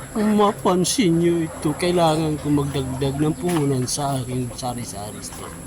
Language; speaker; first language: Filipino; native; Filipino